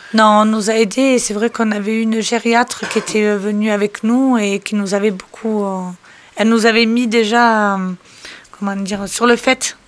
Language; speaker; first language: French; early bilingual, other home language; Portuguese